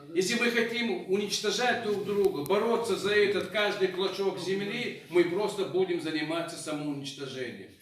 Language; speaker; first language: Russian; non-native, local second language; Chechen